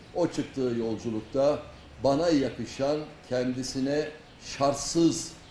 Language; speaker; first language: Turkish; native; Turkish